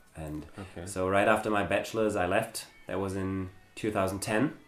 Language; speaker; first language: English; non-native, fluent; German